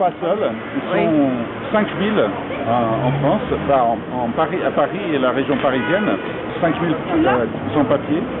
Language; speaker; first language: French; non-native, fluent; English